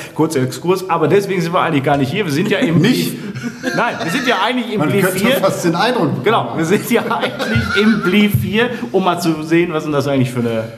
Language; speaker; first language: German; native; German